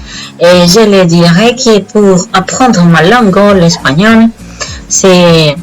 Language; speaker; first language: French; non-native, learner; Spanish